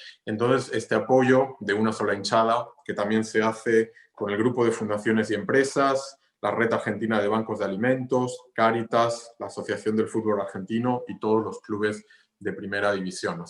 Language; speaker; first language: Spanish; non-native, fluent; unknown